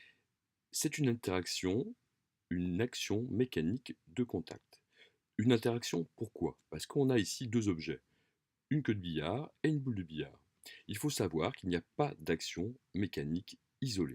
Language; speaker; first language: French; native; French